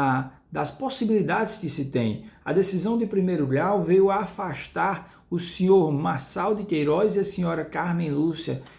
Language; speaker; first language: Portuguese; native; Portuguese